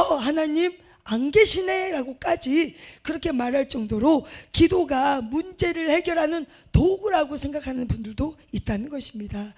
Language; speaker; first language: Korean; native; Korean